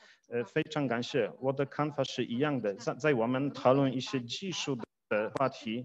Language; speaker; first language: Chinese; non-native, fluent; Polish